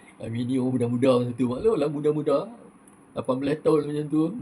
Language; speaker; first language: Malay; native; Malay